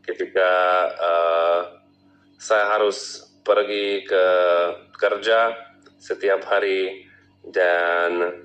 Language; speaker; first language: Indonesian; non-native, learner; Czech